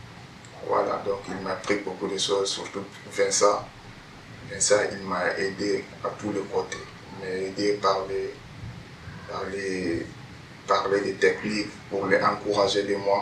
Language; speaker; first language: French; non-native, learner; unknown